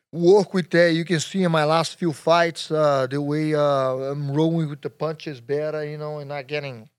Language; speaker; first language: English; non-native, learner; Portuguese